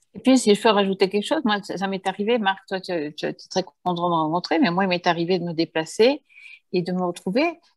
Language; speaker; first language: French; early bilingual, heritage; Spanish